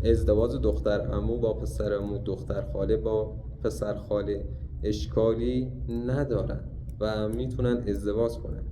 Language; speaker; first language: Persian; native; Persian